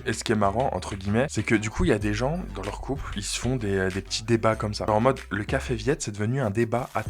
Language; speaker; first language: French; native; French